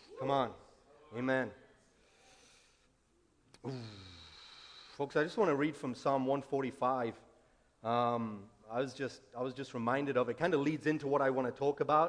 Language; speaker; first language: English; native; English